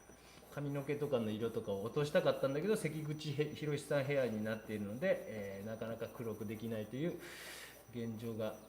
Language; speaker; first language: Japanese; native; Japanese